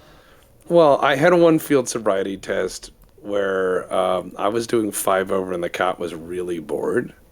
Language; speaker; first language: English; native; English